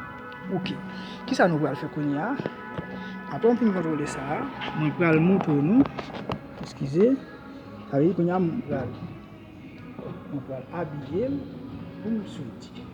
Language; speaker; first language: French; non-native, learner; Haitian Creole